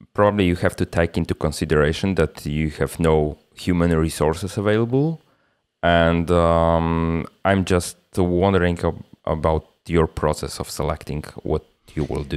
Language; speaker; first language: English; non-native, fluent; Polish